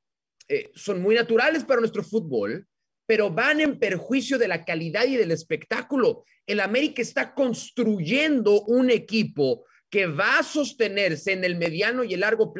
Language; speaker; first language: Spanish; native; Spanish